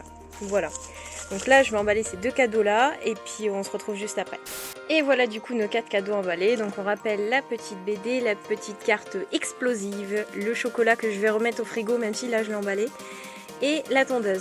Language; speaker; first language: French; native; French